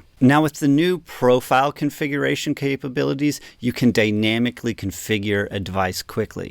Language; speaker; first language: English; native; English